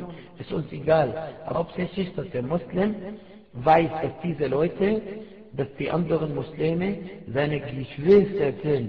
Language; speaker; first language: German; non-native, fluent; Arabic